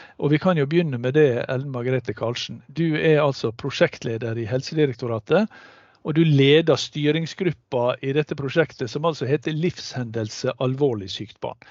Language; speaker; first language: Norwegian; native; Norwegian